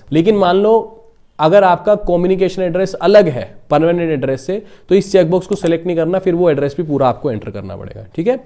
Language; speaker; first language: Hindi; native; Hindi